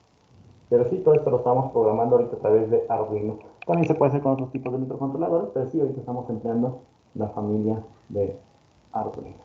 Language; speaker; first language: Spanish; native; Spanish